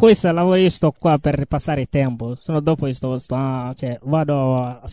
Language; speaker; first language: Italian; non-native, learner; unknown